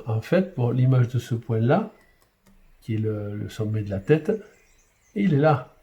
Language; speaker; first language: French; native; French